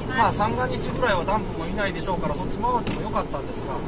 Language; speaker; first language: Japanese; native; Japanese